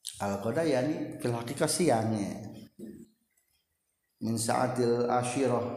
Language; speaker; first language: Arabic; non-native, fluent; Indonesian